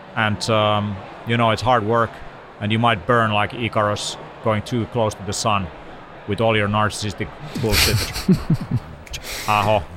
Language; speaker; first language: English; non-native, fluent; Finnish